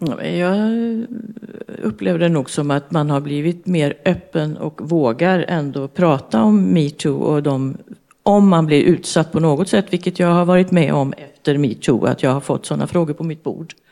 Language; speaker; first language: Swedish; native; Swedish